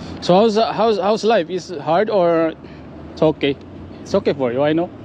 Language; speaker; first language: English; non-native, learner; Filipino